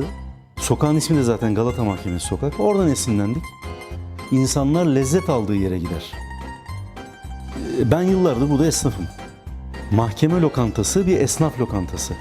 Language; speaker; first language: Turkish; native; Turkish